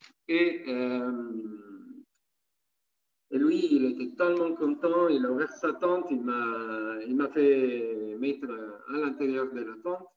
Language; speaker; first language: French; non-native, fluent; Italian